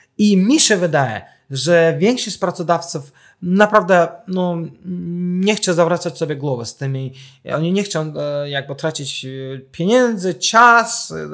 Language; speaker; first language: Polish; non-native, fluent; Azerbaijani